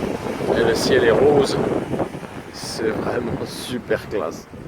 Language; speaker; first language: French; native; French